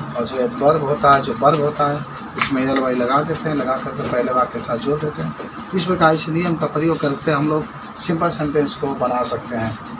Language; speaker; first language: Hindi; native; Hindi